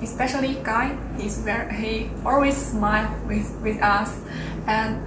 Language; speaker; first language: English; non-native, learner; Chinese